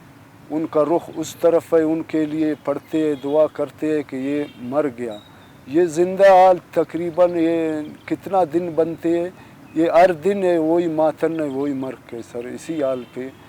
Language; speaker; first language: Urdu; non-native, local second language; Baluchi